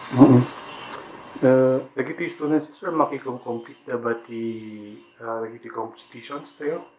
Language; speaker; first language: Filipino; non-native, local second language; Iloko